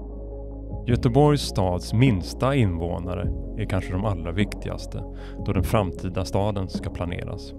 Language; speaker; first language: Swedish; native; Swedish